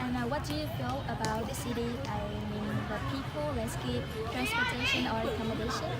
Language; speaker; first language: English; non-native, learner; Vietnamese